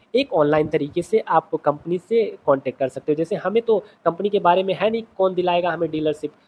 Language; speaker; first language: Hindi; native; Hindi